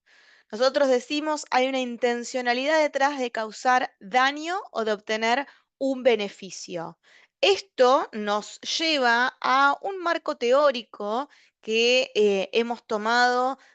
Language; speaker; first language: Spanish; native; Spanish